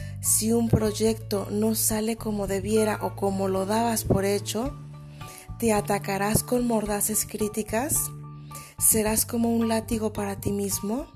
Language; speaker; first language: Spanish; native; Spanish